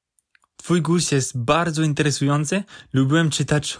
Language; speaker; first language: Polish; non-native, learner; French